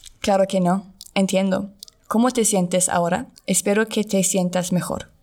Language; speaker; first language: Spanish; non-native, learner; Swedish